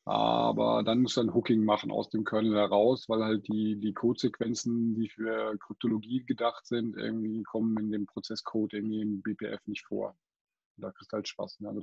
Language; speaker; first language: German; non-native, fluent; English